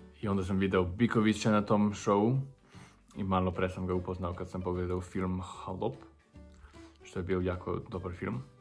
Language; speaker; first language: Serbian; non-native, learner; English